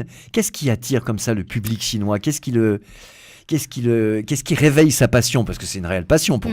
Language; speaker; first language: French; native; French